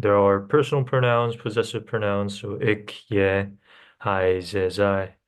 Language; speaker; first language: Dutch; non-native, learner; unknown